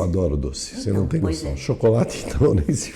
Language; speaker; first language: Portuguese; native; Portuguese